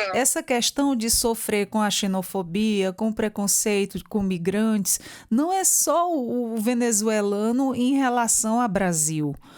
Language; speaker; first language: Portuguese; native; Portuguese